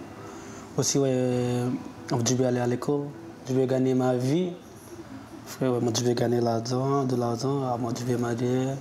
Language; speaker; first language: French; non-native, learner; Nepali